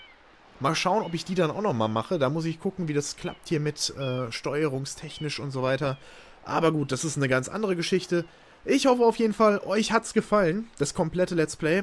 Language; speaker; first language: German; native; German